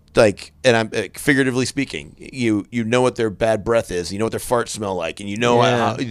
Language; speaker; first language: English; native; English